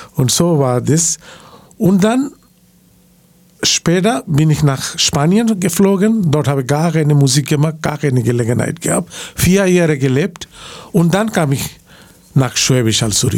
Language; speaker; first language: German; non-native, fluent; Bangla